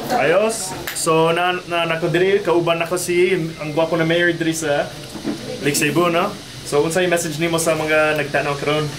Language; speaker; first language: Cebuano; non-native, fluent; English